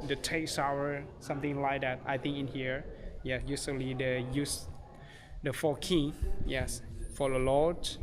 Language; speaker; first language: English; non-native, learner; Thai